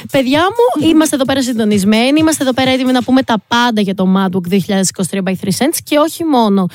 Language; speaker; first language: Greek; native; Greek